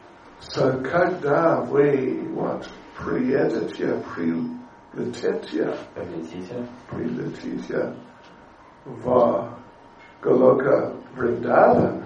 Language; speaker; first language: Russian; non-native, learner; English